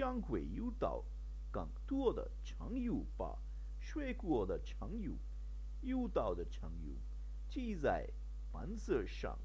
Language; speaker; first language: Chinese; non-native, learner; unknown